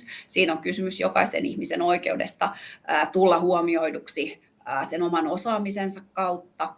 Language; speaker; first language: Finnish; native; Finnish